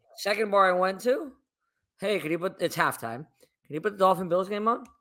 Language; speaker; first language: English; native; English